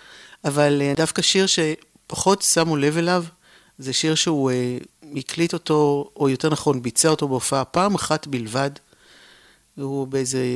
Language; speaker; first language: Hebrew; native; Hebrew